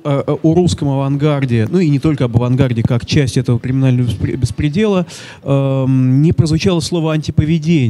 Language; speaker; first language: Russian; native; Russian